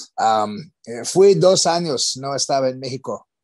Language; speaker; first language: Spanish; non-native, learner; English